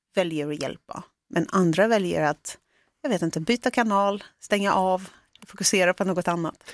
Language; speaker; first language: Swedish; early bilingual, other home language; Russian